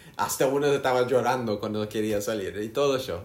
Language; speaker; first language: Spanish; non-native, learner; English